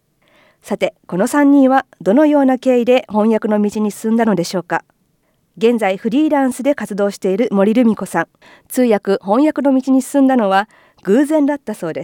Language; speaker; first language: Japanese; native; Japanese